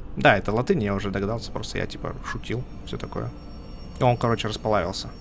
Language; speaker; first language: Russian; native; Russian